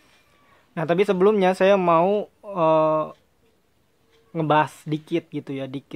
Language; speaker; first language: Indonesian; native; Indonesian